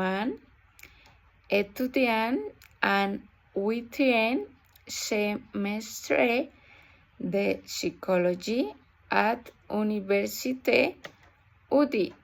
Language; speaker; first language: French; non-native, learner; Spanish